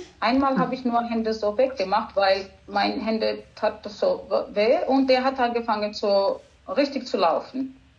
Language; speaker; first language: German; non-native, fluent; Georgian